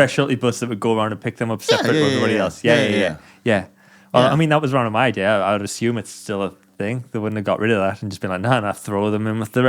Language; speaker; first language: English; native; English